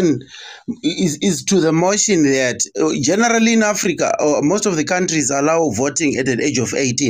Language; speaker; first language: English; non-native, local second language; Shona